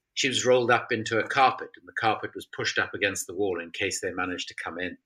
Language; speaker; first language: English; native; English